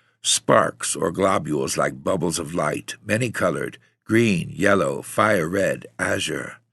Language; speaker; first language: English; native; English